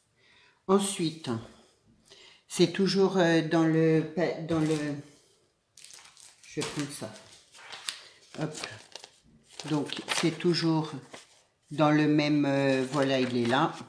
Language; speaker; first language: French; native; French